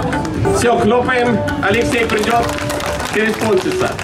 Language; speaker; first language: Russian; non-native, fluent; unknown